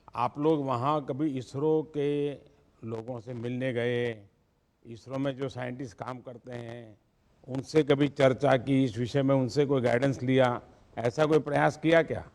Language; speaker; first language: Hindi; non-native, local second language; Gujarati